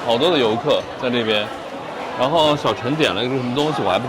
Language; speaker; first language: Chinese; native; Chinese